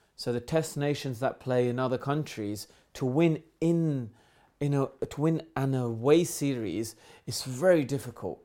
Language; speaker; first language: English; native; English